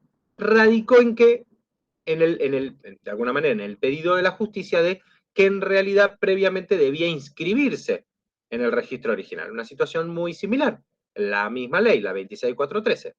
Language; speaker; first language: Spanish; native; Spanish